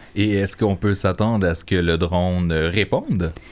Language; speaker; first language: French; native; French